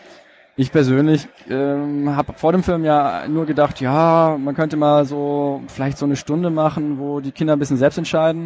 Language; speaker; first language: German; native; German